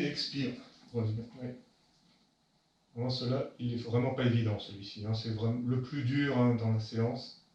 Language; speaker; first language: French; native; French